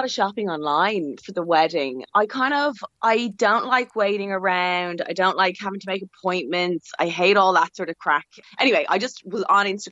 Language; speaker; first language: English; native; English